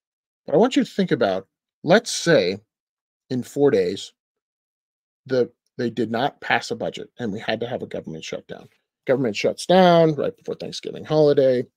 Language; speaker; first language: English; native; English